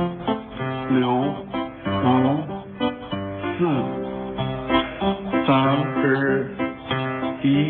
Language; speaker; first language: Chinese; non-native, learner; English